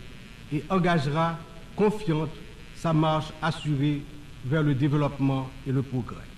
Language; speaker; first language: French; non-native, local second language; Haitian Creole